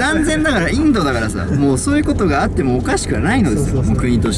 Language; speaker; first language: Japanese; native; Japanese